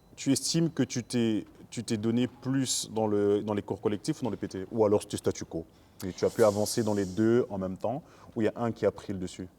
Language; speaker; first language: French; native; French